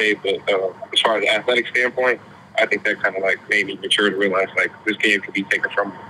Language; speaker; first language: English; native; English